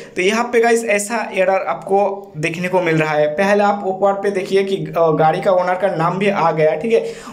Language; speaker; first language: Hindi; non-native, local second language; Bangla